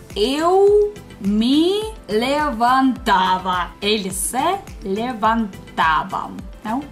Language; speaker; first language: Portuguese; non-native, learner; Russian